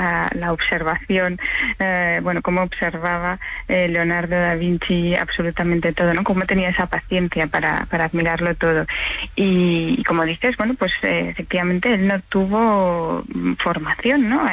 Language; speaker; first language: Spanish; native; Spanish